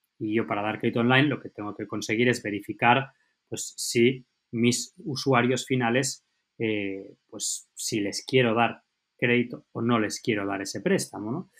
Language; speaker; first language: Spanish; native; Spanish